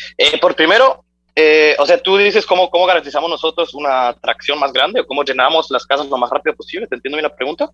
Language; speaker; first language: Spanish; early bilingual, heritage; Spanish